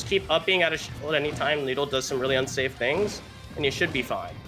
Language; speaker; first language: English; native; English